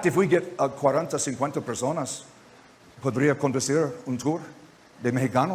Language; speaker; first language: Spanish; non-native, learner; English